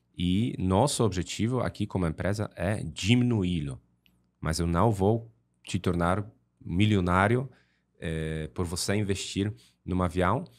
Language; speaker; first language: Portuguese; non-native, fluent; Polish